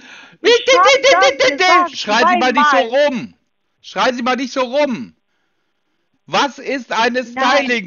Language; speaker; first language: German; native; German